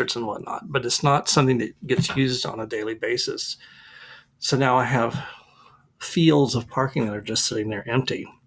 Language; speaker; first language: English; native; English